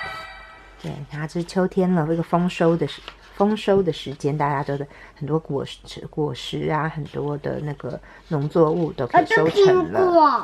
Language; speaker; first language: Chinese; native; Chinese